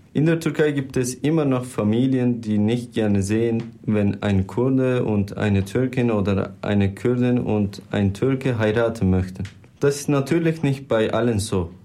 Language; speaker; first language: German; non-native, learner; Turkish